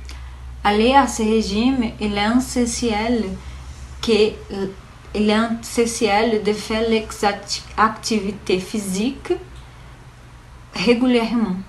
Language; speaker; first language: French; non-native, learner; Portuguese